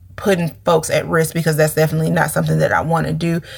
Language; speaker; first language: English; native; English